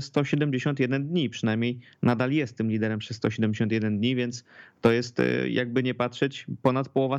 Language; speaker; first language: Polish; native; Polish